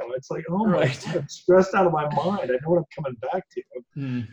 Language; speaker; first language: English; native; English